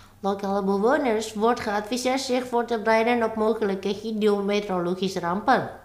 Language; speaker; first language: Dutch; non-native, fluent; Indonesian